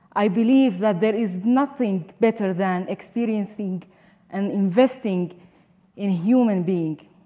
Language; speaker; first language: English; non-native, fluent; Arabic